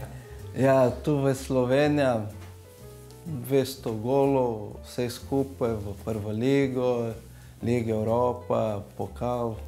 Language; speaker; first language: Slovenian; non-native, learner; Portuguese